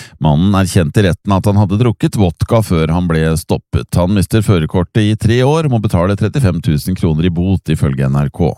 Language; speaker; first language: Norwegian; native; Norwegian